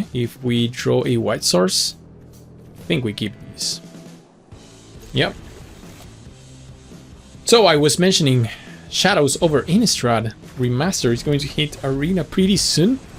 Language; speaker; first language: English; non-native, fluent; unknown